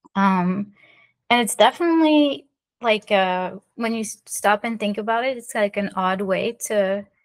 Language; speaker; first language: English; early bilingual, other home language; French